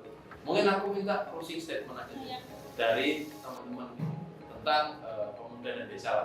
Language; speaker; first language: Indonesian; native; Indonesian